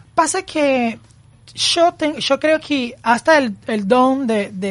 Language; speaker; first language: Spanish; non-native, learner; Portuguese